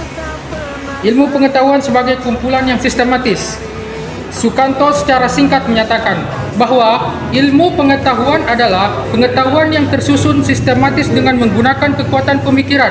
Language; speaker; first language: Indonesian; non-native, local second language; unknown